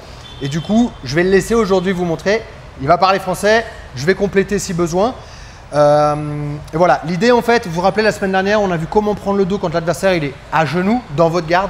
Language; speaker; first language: French; native; French